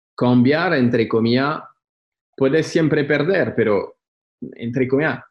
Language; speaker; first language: Spanish; non-native, fluent; French